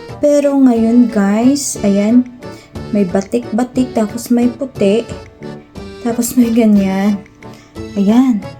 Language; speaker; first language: Filipino; native; Filipino